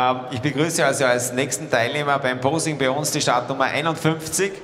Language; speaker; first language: German; native; German